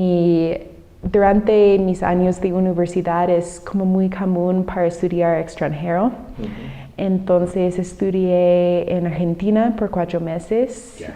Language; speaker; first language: Spanish; non-native, fluent; English